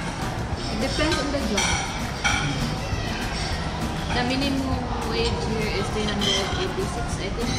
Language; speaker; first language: English; non-native, local second language; Cebuano